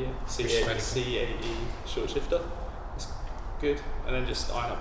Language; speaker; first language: English; native; English